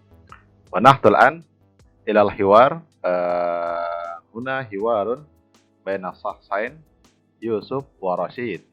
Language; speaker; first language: Arabic; non-native, fluent; Indonesian